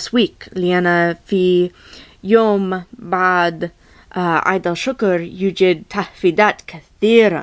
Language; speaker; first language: Arabic; non-native, learner; English